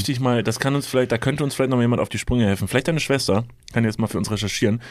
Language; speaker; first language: German; native; German